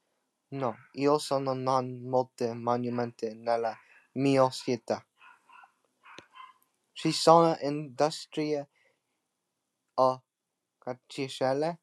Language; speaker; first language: Italian; non-native, learner; English